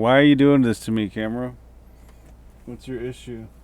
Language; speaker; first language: English; native; English